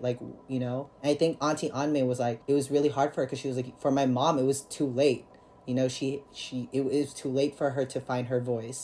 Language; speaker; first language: English; early bilingual, other home language; Cebuano